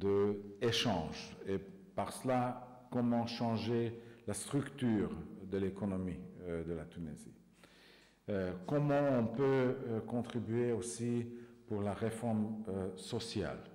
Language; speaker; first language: French; non-native, fluent; Hungarian